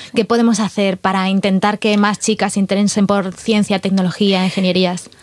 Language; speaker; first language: Spanish; native; Spanish